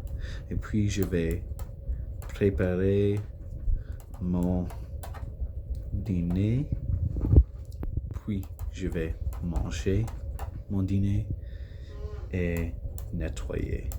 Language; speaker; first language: French; non-native, local second language; English